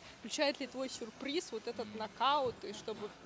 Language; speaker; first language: Russian; native; Russian